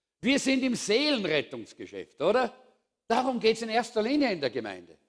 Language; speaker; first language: German; native; German